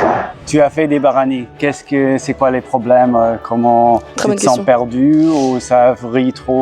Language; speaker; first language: French; non-native, fluent; English